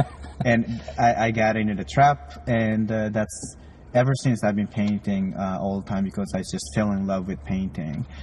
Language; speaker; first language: English; non-native, fluent; Japanese